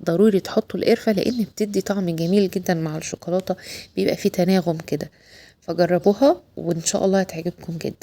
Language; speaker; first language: Arabic; native; Arabic